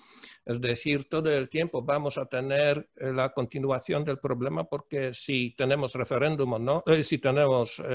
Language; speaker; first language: Spanish; non-native, fluent; Polish